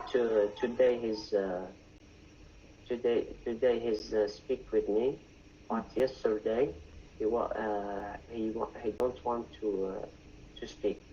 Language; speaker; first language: English; non-native, learner; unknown